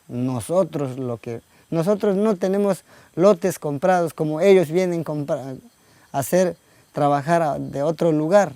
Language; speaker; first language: Spanish; non-native, local second language; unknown